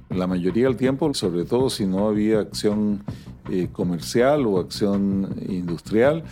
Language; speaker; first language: Spanish; native; Spanish